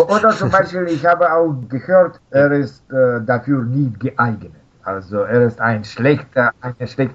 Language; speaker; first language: German; non-native, fluent; Russian